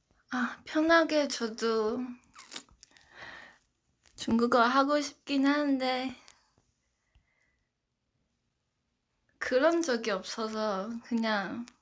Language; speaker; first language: Korean; non-native, local second language; Chinese